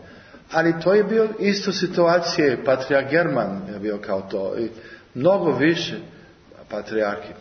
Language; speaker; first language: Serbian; non-native, learner; English